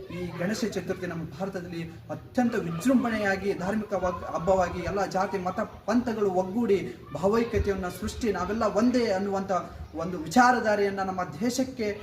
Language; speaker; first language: Kannada; native; Kannada